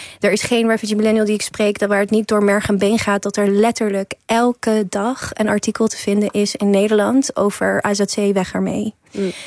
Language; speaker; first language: Dutch; early bilingual, other home language; Persian